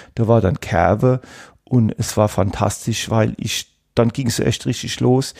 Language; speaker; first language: German; native; German